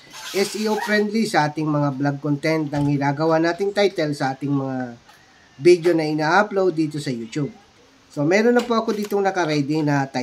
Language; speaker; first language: Filipino; native; Filipino